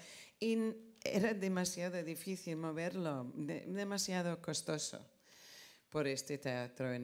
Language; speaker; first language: Spanish; non-native, fluent; English